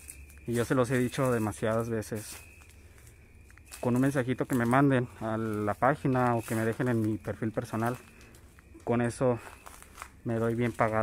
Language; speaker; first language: Spanish; native; Spanish